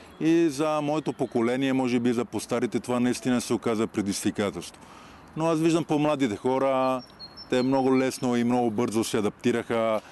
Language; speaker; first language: Bulgarian; non-native, fluent; Italian